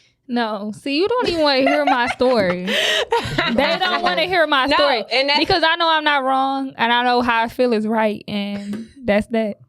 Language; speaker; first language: English; native; English